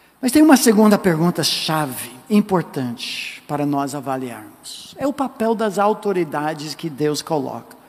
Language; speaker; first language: Portuguese; non-native, fluent; English